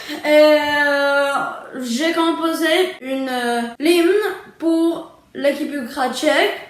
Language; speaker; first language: French; early bilingual, other home language; Czech